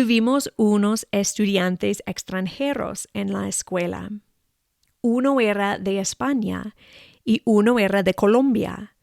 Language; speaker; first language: Spanish; non-native, fluent; English